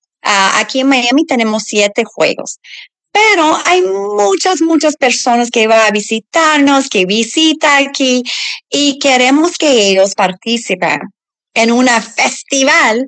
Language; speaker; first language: Spanish; non-native, learner; English